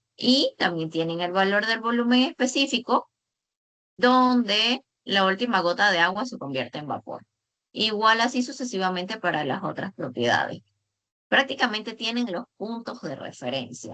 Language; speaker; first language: Spanish; native; Spanish